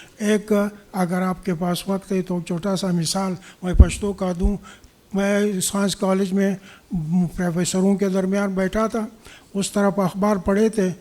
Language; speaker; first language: Urdu; non-native, local second language; Pashto